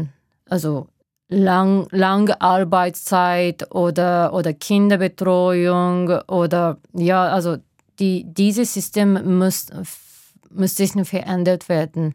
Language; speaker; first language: German; non-native, fluent; Japanese